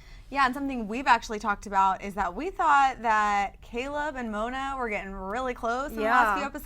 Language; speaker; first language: English; native; English